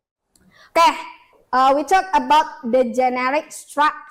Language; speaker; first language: English; non-native, fluent; Indonesian